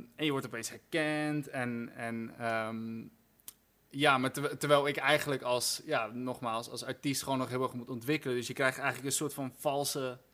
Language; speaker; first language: Dutch; native; Dutch